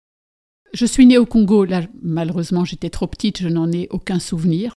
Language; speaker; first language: French; native; French